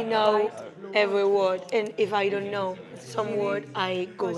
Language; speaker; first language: English; non-native, learner; Spanish